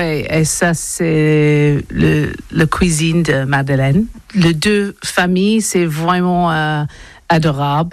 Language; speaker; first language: French; non-native, learner; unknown